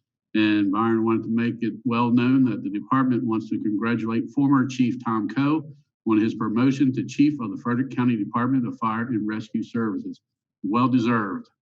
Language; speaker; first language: English; native; English